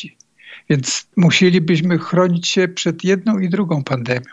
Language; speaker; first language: Polish; native; Polish